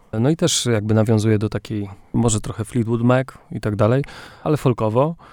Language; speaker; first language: Polish; native; Polish